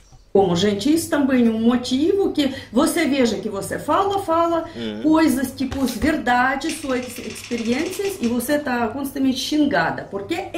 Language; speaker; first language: Portuguese; non-native, fluent; Russian